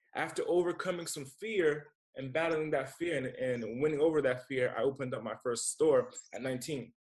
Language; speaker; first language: English; native; English